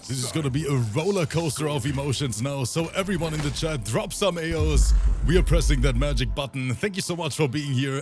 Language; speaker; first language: English; native; English